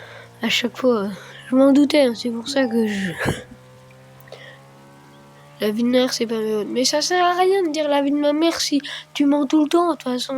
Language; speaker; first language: French; native; French